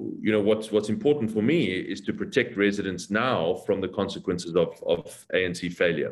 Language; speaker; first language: English; native; English